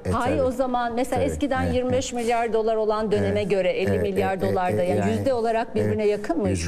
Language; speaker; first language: Turkish; native; Turkish